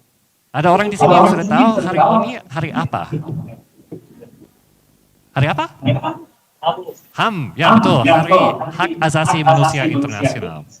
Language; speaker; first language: Indonesian; non-native, fluent; English